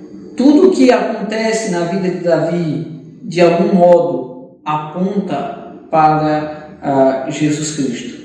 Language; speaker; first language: Portuguese; native; Portuguese